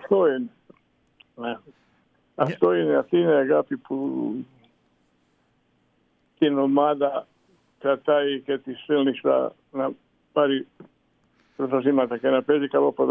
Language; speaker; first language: Greek; non-native, fluent; Serbian